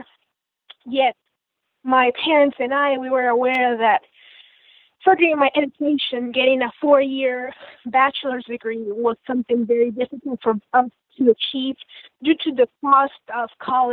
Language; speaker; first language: English; non-native, fluent; Spanish